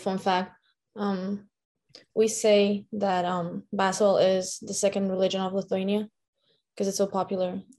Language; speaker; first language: English; non-native, fluent; Lithuanian